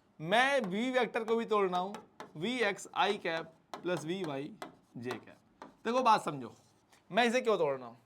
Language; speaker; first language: Hindi; native; Hindi